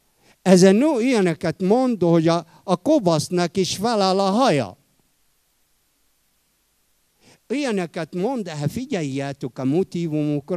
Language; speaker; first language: Hungarian; non-native, fluent; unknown